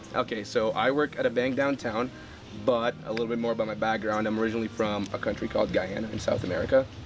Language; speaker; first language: English; native; English